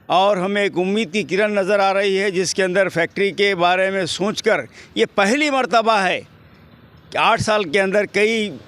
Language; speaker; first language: Urdu; native; Urdu